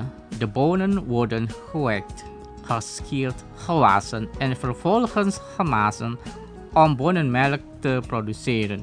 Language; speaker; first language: Dutch; non-native, learner; Indonesian